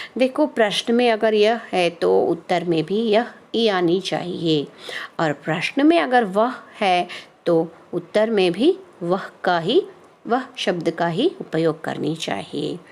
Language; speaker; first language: Hindi; non-native, local second language; Kannada